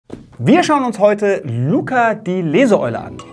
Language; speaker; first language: German; native; German